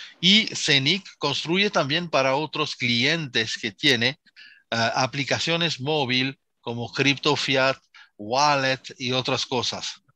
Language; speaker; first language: Spanish; non-native, fluent; Arabic